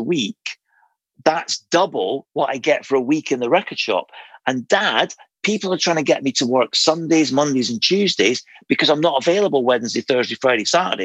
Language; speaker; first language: English; native; English